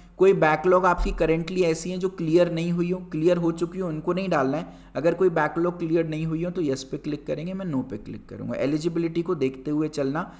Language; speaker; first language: Hindi; native; Hindi